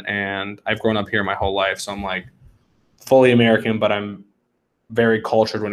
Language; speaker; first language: English; native; English